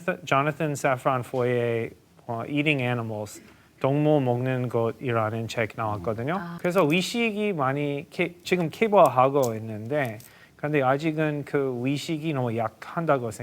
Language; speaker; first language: Korean; non-native, fluent; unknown